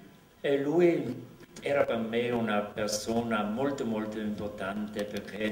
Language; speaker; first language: Italian; non-native, local second language; German